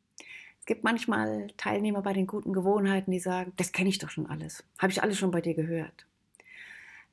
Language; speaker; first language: German; native; German